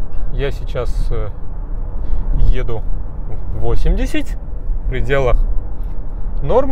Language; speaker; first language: Russian; native; Russian